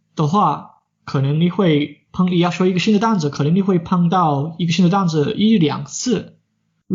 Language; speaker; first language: Chinese; non-native, fluent; English